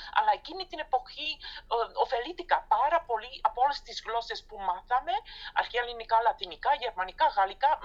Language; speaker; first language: Greek; non-native, fluent; Dutch